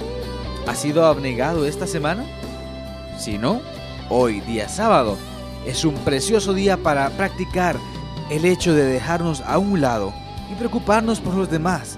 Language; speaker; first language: Spanish; native; Spanish